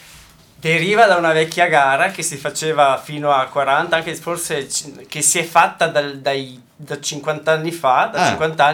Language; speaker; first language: Italian; native; Italian